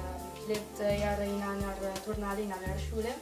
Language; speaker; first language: German; non-native, learner; Italian